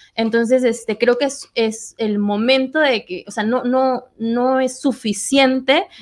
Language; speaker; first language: Spanish; native; Spanish